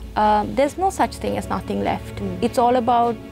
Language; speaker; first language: English; native; English